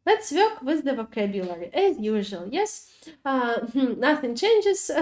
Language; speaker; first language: English; non-native, fluent; Ukrainian